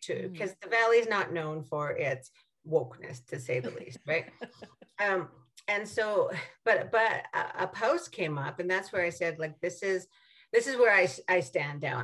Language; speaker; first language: English; native; English